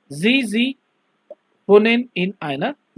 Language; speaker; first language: German; non-native, learner; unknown